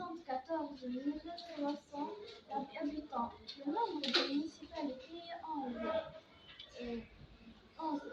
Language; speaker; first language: French; non-native, learner; Arabic